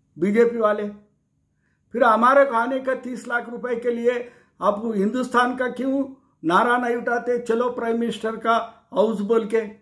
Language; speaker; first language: Hindi; non-native, local second language; Telugu